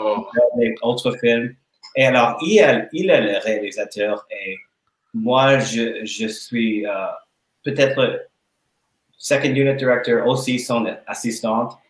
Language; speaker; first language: French; non-native, learner; English